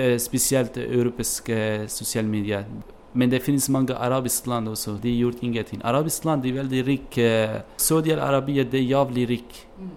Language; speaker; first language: Norwegian; non-native, learner; Kurdish